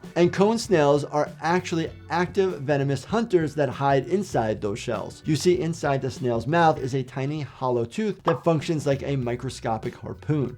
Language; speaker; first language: English; native; English